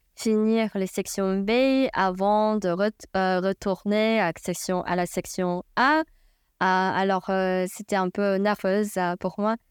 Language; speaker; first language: French; non-native, fluent; Chinese